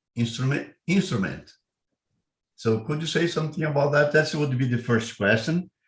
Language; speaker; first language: English; non-native, fluent; Portuguese